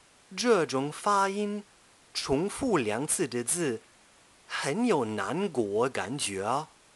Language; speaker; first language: Chinese; non-native, fluent; German